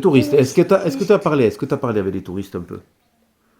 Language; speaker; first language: French; native; French